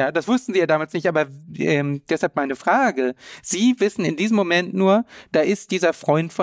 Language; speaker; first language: German; native; German